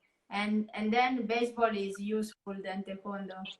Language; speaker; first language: English; non-native, learner; Italian